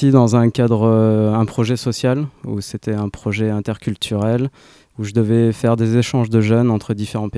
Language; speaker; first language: French; native; French